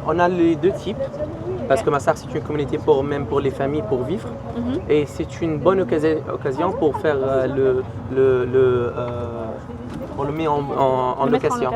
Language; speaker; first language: French; non-native, learner; Arabic